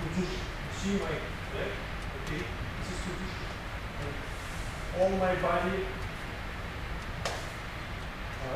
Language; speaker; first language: English; non-native, learner; Russian